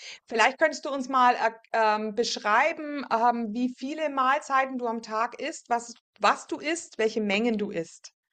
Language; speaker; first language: German; native; German